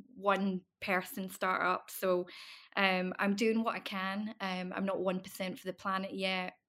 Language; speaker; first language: English; native; English